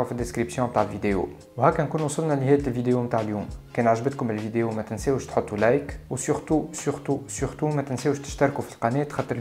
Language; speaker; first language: Arabic; native; Arabic